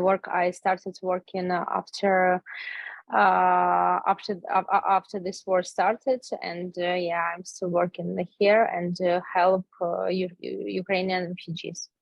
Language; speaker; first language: English; non-native, learner; Ukrainian